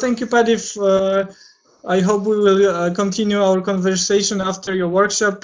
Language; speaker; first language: English; non-native, learner; Polish